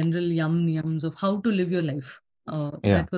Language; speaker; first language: English; non-native, local second language; Hindi